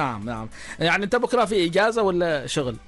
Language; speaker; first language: Arabic; native; Arabic